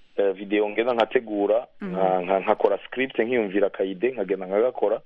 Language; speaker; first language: Rundi; native; Rundi